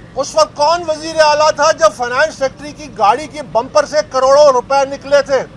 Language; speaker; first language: Urdu; non-native, local second language; Pashto